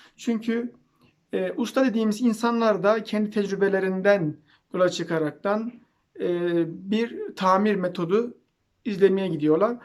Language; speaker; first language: Turkish; native; Turkish